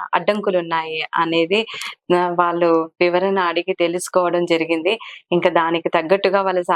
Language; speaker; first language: Telugu; non-native, local second language; Kannada